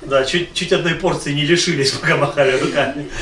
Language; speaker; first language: Russian; native; Russian